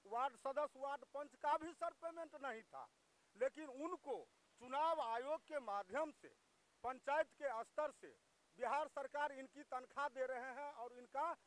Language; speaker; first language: Hindi; native; Hindi